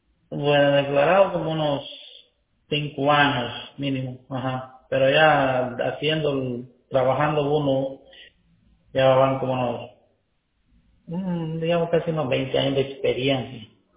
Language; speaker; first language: Spanish; native; Spanish